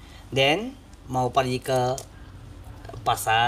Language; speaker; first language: Indonesian; non-native, learner; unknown